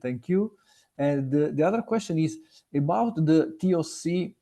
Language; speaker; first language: English; non-native, fluent; Italian